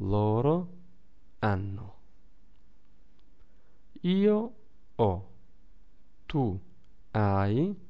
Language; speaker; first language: Italian; non-native, fluent; English